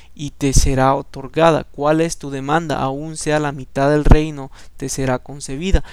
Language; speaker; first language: Spanish; early bilingual, heritage; Spanish